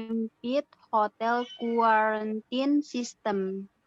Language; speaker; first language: English; non-native, learner; Indonesian